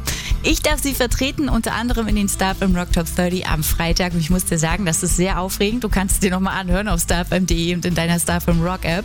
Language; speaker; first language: German; native; German